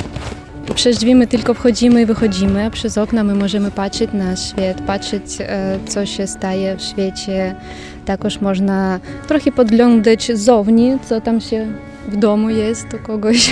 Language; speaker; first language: Polish; non-native, learner; Ukrainian